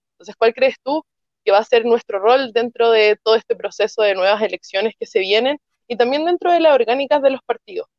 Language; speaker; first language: Spanish; native; Spanish